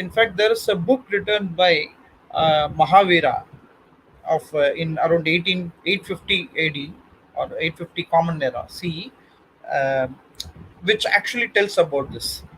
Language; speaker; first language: English; non-native, local second language; Tamil